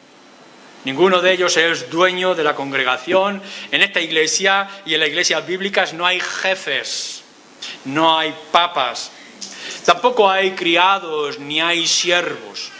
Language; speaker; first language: Spanish; native; Spanish